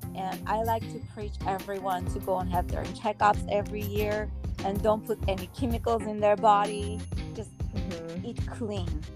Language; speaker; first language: English; early bilingual, other home language; Armenian